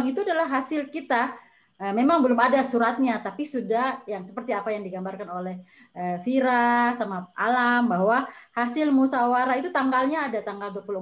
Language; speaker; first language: Indonesian; native; Indonesian